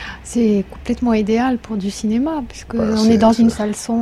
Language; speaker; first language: French; native; French